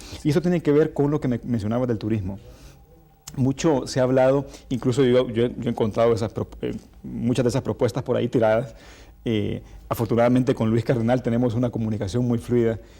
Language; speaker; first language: Spanish; native; Spanish